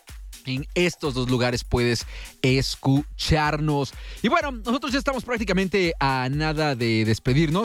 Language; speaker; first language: Spanish; native; Spanish